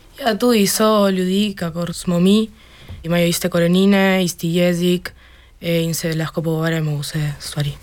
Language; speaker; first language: Slovenian; early bilingual, heritage; Slovenian